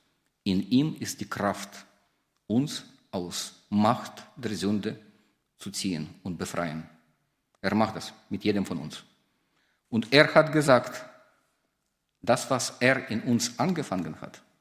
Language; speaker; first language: German; non-native, fluent; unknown